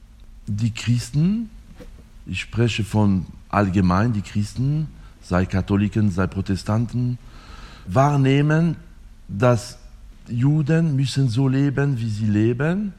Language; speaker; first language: German; non-native, fluent; French